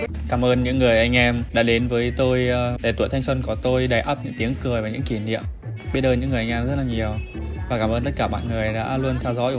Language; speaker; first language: Vietnamese; native; Vietnamese